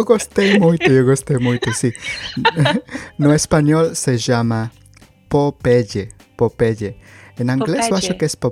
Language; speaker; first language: Portuguese; non-native, learner; Spanish